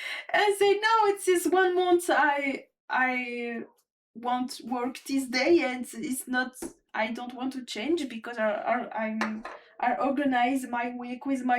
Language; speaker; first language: English; non-native, learner; French